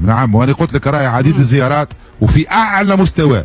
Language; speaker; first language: Arabic; native; Arabic